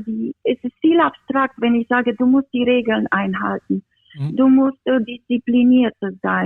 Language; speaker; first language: German; non-native, fluent; Romanian